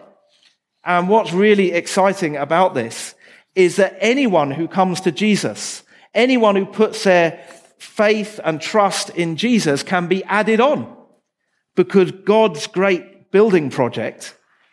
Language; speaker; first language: English; native; English